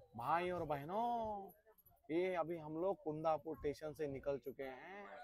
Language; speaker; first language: Hindi; non-native, local second language; Marathi